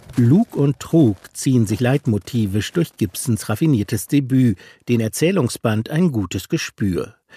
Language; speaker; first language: German; native; German